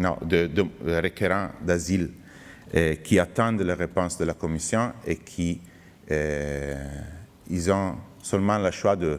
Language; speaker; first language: French; non-native, fluent; Italian